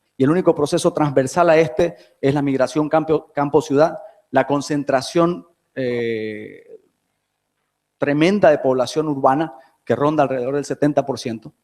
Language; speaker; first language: Spanish; native; Spanish